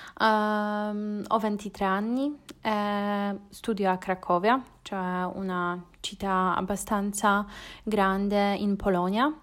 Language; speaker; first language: Italian; non-native, learner; Polish